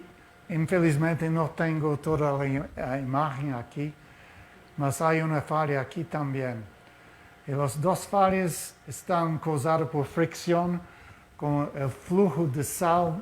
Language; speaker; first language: Portuguese; non-native, learner; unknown